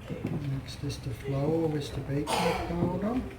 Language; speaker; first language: English; non-native, learner; German